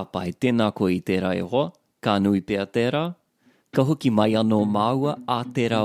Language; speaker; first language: Māori; non-native, learner; English